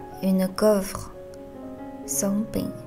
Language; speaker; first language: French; non-native, fluent; Chinese